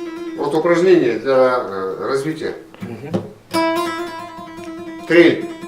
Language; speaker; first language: Russian; non-native, learner; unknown